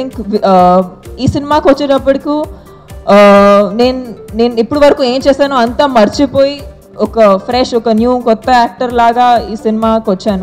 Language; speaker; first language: Telugu; non-native, fluent; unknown